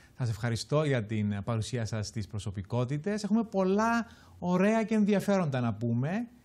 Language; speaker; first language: Greek; native; Greek